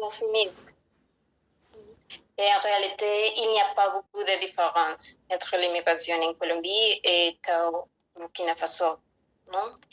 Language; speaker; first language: French; non-native, learner; Spanish